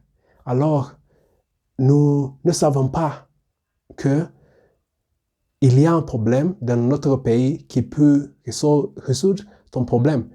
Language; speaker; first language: French; non-native, learner; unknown